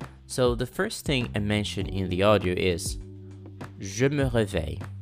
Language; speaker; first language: English; non-native, fluent; Portuguese